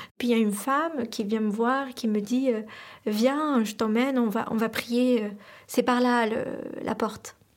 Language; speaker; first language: French; non-native, local second language; Arabic